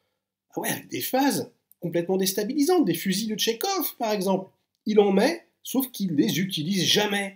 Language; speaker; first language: French; native; French